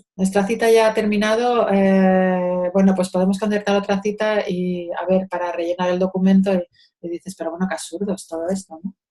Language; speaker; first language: Spanish; native; Spanish